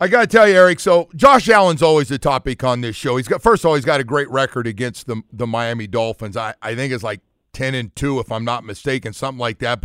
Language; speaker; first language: English; native; English